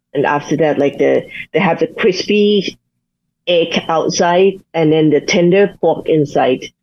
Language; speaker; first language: English; non-native, learner; Thai